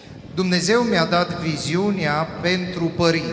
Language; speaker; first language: Romanian; non-native, fluent; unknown